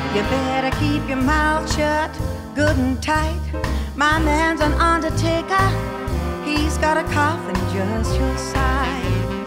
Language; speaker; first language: English; native; English